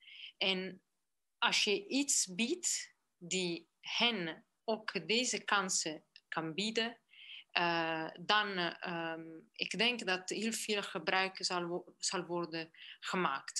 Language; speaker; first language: Dutch; non-native, fluent; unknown